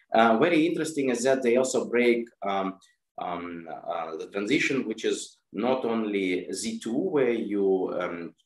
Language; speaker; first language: English; non-native, fluent; Russian